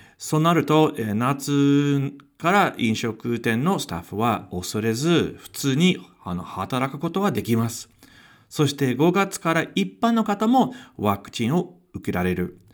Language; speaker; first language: Japanese; non-native, fluent; English